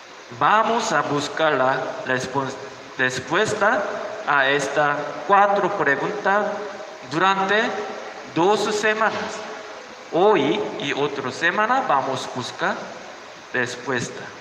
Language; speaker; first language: Spanish; non-native, learner; Korean